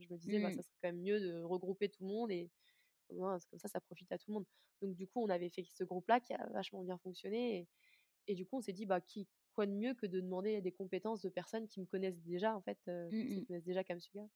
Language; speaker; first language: French; native; French